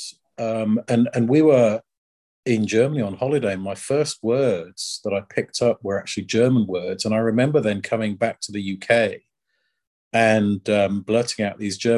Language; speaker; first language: English; native; English